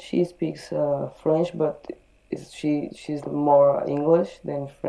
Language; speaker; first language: English; non-native, learner; Portuguese